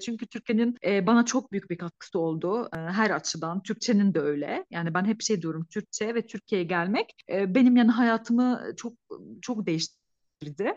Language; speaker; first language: Turkish; non-native, fluent; Arabic